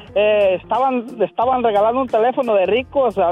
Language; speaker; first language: Spanish; native; Spanish